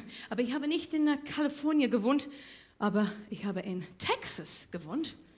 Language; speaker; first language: German; non-native, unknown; English